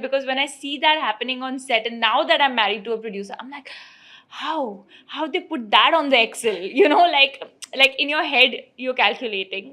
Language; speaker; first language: English; non-native, local second language; Hindi